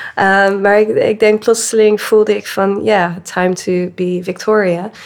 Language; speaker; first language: Dutch; early bilingual, other home language; English